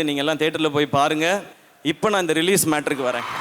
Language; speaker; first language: Tamil; native; Tamil